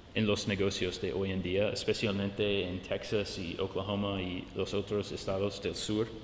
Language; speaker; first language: Spanish; non-native, fluent; English